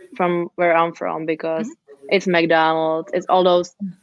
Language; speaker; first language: English; non-native, fluent; Czech